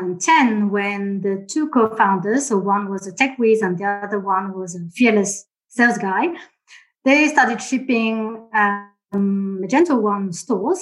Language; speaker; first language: English; native; English